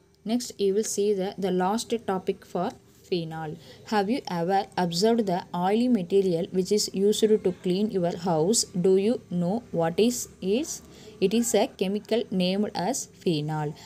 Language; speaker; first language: English; non-native, local second language; Tamil